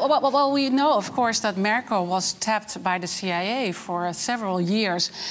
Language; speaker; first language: English; non-native, fluent; Dutch